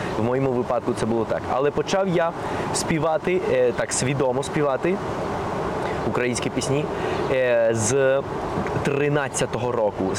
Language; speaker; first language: Ukrainian; non-native, fluent; Spanish